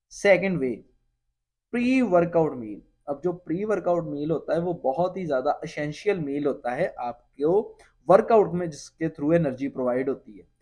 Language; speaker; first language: Hindi; non-native, local second language; Punjabi